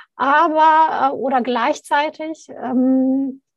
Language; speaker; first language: German; non-native, fluent; Arabic